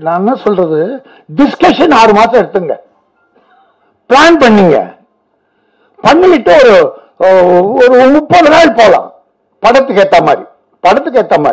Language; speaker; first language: Tamil; native; Tamil